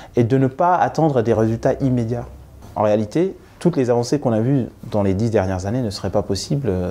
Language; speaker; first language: French; non-native, local second language; Wolof